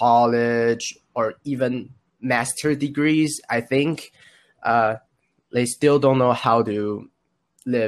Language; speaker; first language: English; non-native, learner; Chinese